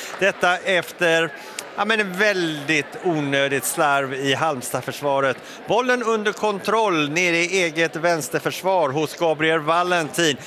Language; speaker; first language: Swedish; native; Swedish